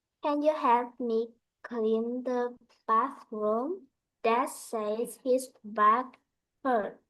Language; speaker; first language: English; non-native, learner; Vietnamese